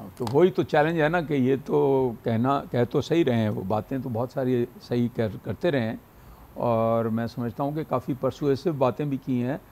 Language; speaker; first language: Urdu; non-native, local second language; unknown